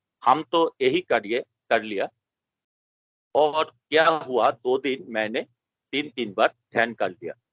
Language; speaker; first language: Hindi; non-native, local second language; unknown